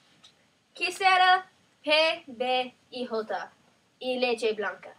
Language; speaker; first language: Spanish; non-native, learner; English